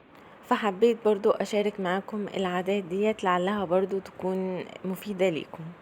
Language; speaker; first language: Arabic; native; Arabic